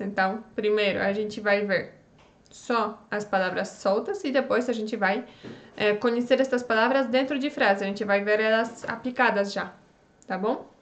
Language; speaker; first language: Portuguese; non-native, fluent; Polish